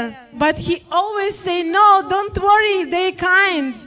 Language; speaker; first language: English; non-native, learner; Russian